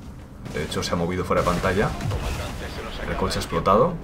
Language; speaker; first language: Spanish; native; Spanish